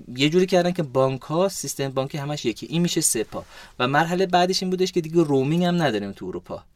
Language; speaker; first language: Persian; early bilingual, heritage; Persian